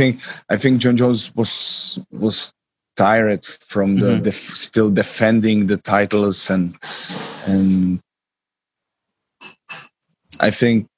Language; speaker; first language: English; non-native, learner; Czech